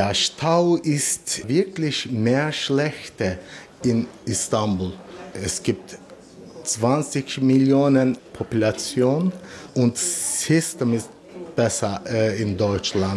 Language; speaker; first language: German; non-native, learner; Turkish